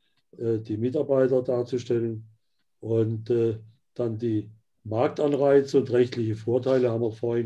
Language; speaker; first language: German; native; German